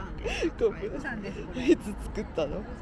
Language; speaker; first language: Japanese; native; Japanese